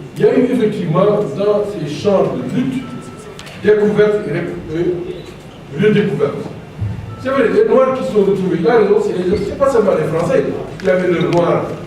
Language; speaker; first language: French; non-native, local second language; Wolof